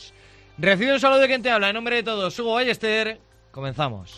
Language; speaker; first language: Spanish; native; Spanish